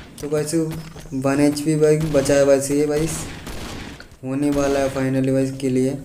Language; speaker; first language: Hindi; native; Hindi